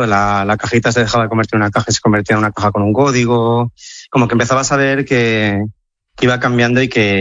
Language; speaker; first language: Spanish; native; Spanish